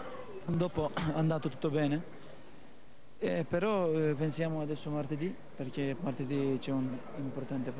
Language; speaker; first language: Italian; non-native, fluent; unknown